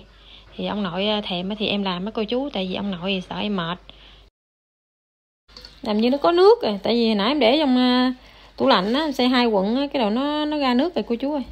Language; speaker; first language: Vietnamese; native; Vietnamese